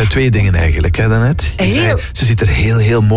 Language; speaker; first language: Dutch; native; Dutch